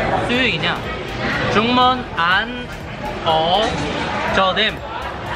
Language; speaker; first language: Vietnamese; non-native, learner; Korean